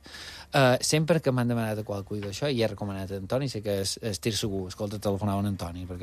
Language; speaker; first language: Catalan; native; Catalan